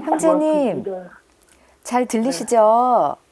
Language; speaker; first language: Korean; native; Korean